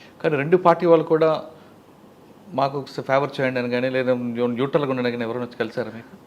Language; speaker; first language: Telugu; native; Telugu